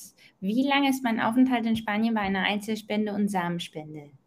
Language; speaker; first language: German; native; German